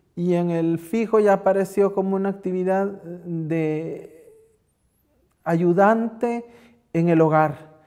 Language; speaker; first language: Spanish; native; Spanish